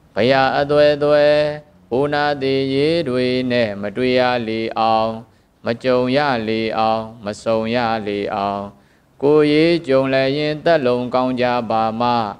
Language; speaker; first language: Burmese; native; Burmese